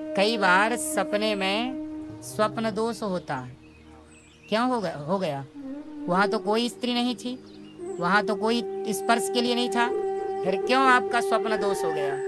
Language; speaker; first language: Hindi; native; Hindi